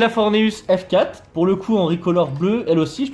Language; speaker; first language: French; native; French